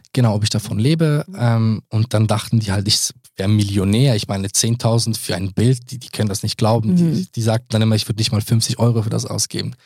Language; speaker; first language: German; early bilingual, other home language; Serbian